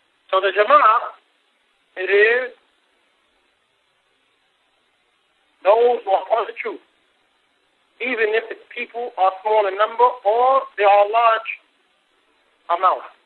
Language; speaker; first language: English; native; English